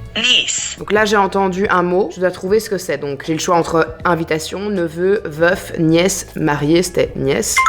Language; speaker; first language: French; native; French